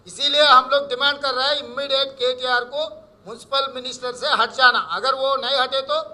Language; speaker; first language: Hindi; non-native, local second language; Telugu